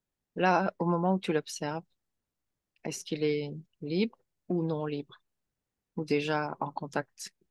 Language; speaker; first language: French; native; French